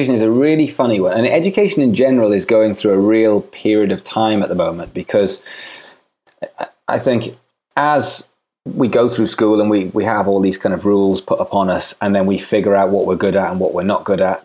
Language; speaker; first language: English; native; English